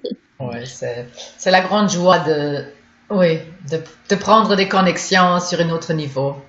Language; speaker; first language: French; non-native, fluent; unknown